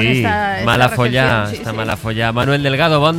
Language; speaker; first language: Spanish; native; Spanish